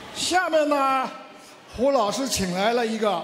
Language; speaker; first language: Chinese; native; Chinese